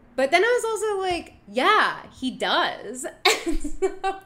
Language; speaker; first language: English; native; English